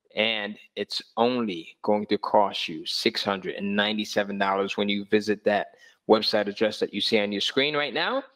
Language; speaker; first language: English; native; English